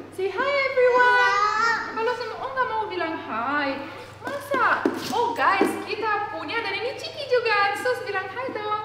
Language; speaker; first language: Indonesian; non-native, fluent; Romanian